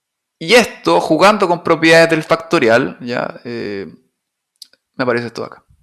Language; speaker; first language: Spanish; native; Spanish